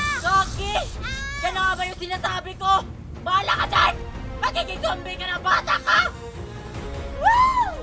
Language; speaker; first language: Filipino; native; Filipino